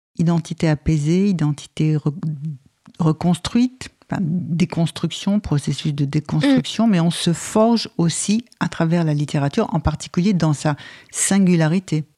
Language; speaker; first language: French; native; French